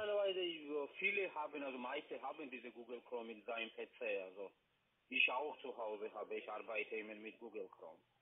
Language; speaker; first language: German; non-native, learner; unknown